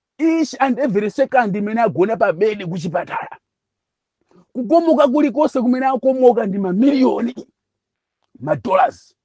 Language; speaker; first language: Nyanja; non-native, local second language; Tumbuka